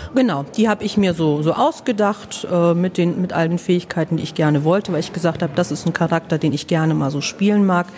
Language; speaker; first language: German; native; German